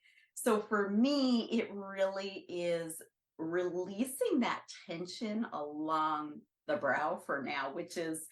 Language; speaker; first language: English; native; English